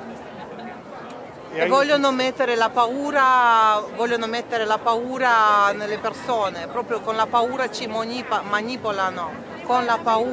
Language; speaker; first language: Italian; non-native, fluent; Russian